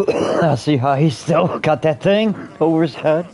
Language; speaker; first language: English; native; English